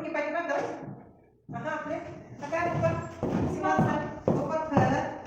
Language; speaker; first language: Russian; non-native, local second language; Kazakh